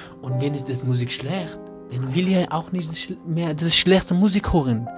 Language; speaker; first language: German; non-native, learner; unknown